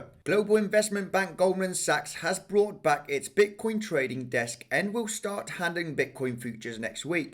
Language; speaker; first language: English; native; English